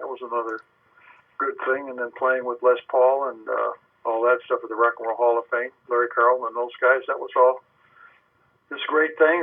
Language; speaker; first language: English; native; English